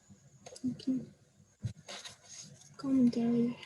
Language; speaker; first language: English; non-native, learner; Vietnamese